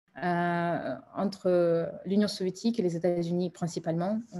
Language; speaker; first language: French; non-native, fluent; Russian